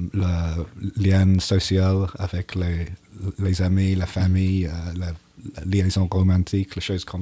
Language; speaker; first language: French; non-native, learner; English